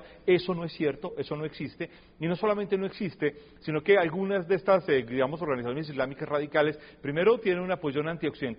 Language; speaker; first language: Spanish; native; Spanish